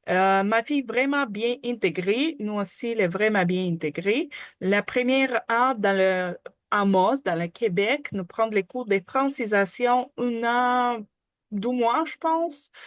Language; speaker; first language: French; non-native, learner; Ukrainian